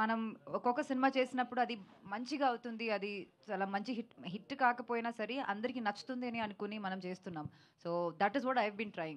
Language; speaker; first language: Telugu; non-native, local second language; Malayalam